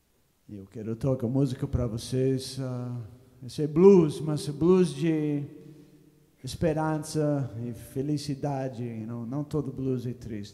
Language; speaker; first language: Portuguese; non-native, learner; English